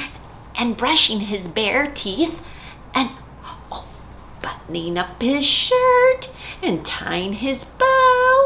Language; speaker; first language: English; native; English